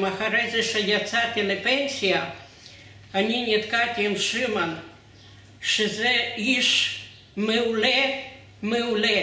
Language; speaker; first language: Hebrew; non-native, fluent; Russian